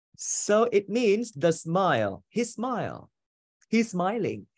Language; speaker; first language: English; non-native, fluent; Vietnamese